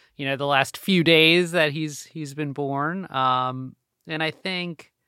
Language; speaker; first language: English; early bilingual, other home language; Hindi